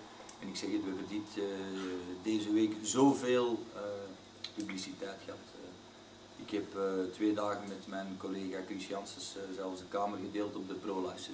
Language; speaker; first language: Dutch; native; Dutch